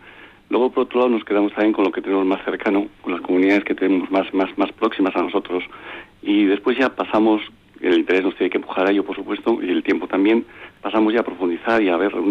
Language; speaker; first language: Spanish; native; Spanish